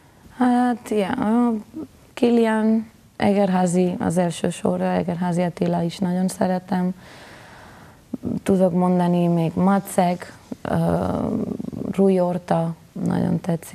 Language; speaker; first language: Hungarian; non-native, learner; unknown